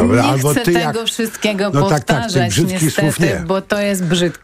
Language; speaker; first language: Polish; non-native, learner; Ukrainian